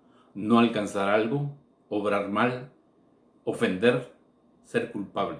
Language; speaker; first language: Spanish; native; Spanish